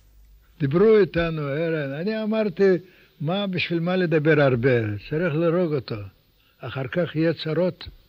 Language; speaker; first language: Hebrew; non-native, learner; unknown